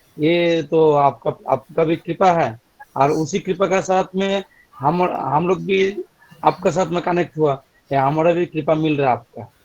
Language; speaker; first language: Hindi; non-native, local second language; Bangla